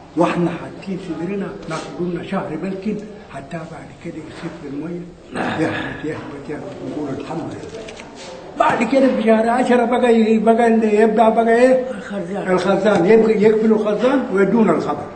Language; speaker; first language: Egyptian Arabic; non-native, local second language; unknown